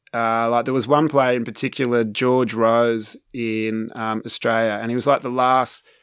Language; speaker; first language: English; native; English